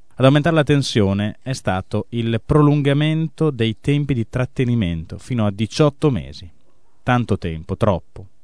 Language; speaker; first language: Italian; native; Italian